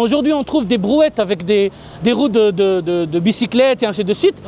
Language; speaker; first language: French; non-native, local second language; Arabic